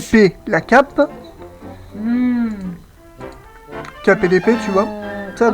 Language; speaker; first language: French; native; French